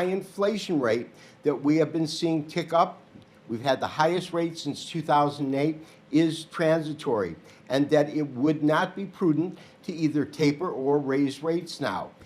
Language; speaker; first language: English; native; English